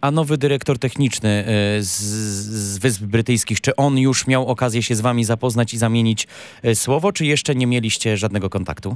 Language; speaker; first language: Polish; native; Polish